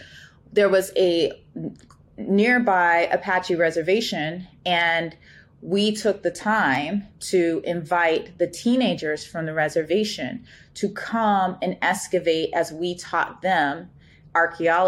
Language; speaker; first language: English; native; English